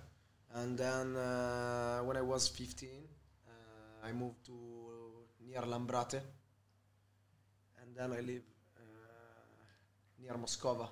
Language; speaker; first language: English; non-native, fluent; Italian